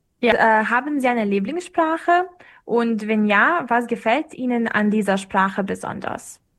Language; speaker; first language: German; non-native, fluent; Serbian